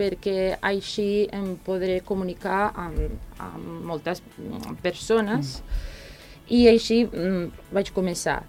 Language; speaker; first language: Catalan; non-native, fluent; Serbian